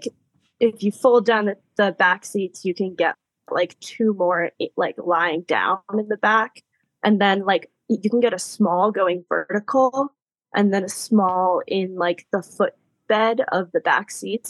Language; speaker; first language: English; native; English